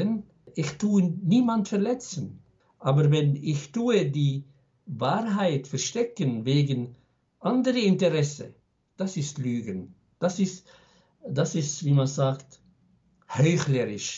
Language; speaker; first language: German; non-native, fluent; Arabic